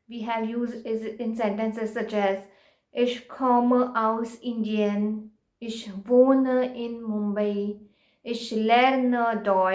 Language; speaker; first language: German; non-native, fluent; Marathi